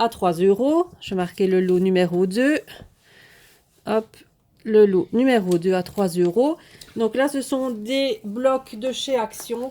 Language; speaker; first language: French; native; French